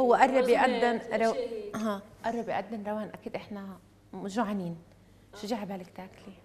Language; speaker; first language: Arabic; native; Arabic